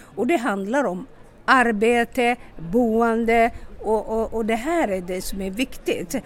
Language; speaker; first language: Swedish; non-native, local second language; Somali